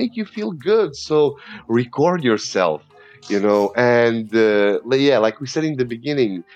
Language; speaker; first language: English; non-native, fluent; Serbian